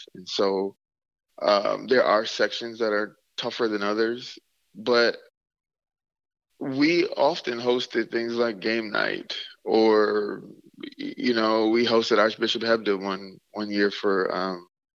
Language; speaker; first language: English; native; English